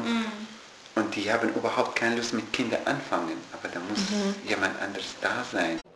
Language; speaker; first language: German; non-native, learner; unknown